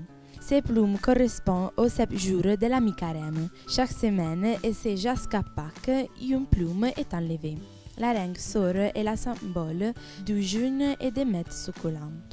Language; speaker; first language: French; non-native, learner; Italian